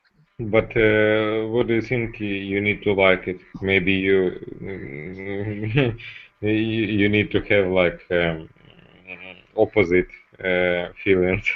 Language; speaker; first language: English; non-native, fluent; Russian